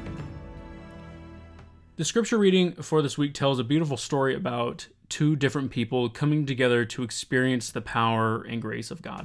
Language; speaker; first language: English; native; English